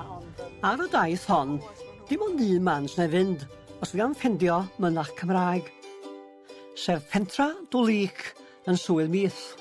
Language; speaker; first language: Welsh; native; Welsh